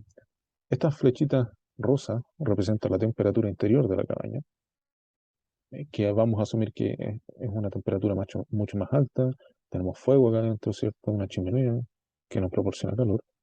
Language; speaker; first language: Spanish; native; Spanish